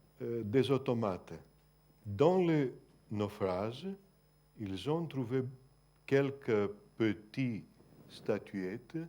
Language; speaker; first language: French; non-native, fluent; Greek